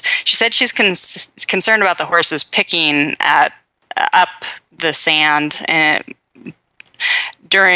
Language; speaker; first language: English; native; English